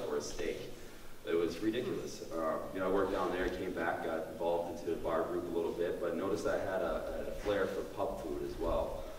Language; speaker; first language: English; native; English